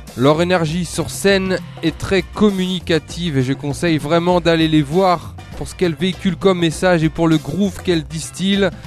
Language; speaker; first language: French; native; French